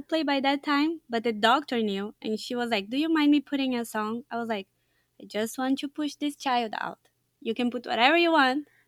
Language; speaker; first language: English; non-native, fluent; Portuguese